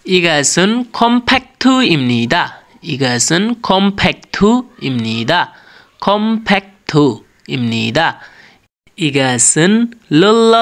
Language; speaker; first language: Korean; non-native, learner; Nepali